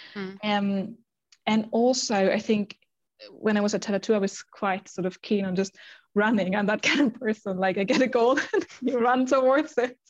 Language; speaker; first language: English; non-native, fluent; German